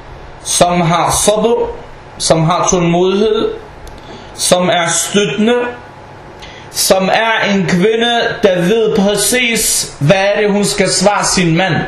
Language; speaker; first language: Danish; non-native, fluent; Arabic